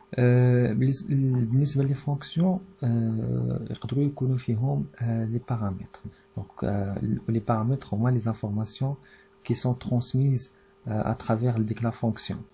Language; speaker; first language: French; non-native, local second language; Arabic